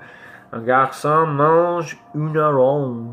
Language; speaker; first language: French; non-native, learner; English